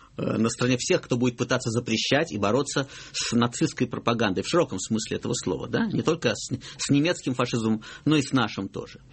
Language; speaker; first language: Russian; native; Russian